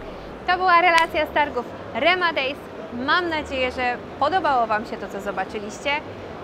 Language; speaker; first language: Polish; native; Polish